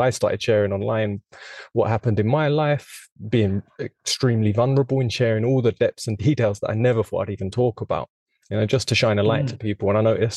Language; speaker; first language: English; native; English